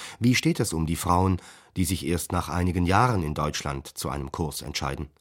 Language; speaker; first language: German; native; German